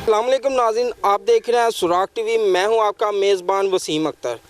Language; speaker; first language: Urdu; non-native, local second language; Punjabi